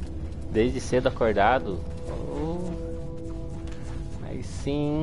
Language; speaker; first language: Portuguese; native; Portuguese